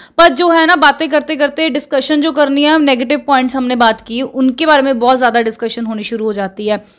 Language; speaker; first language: Hindi; non-native, local second language; Punjabi